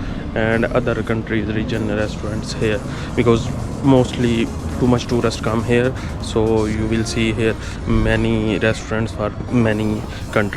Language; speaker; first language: English; non-native, learner; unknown